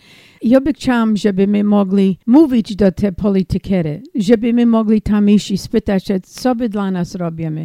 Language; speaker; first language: Polish; early bilingual, heritage; English